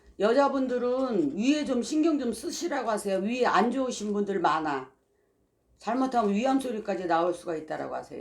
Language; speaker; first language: Korean; native; Korean